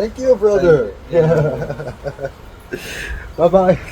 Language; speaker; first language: English; non-native, learner; German